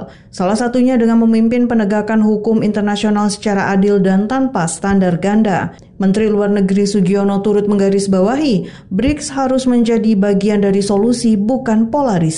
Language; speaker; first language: Indonesian; native; Indonesian